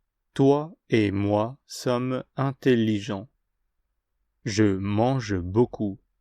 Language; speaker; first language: French; non-native, fluent; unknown